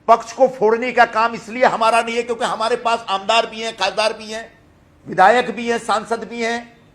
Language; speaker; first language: Hindi; non-native, local second language; Marathi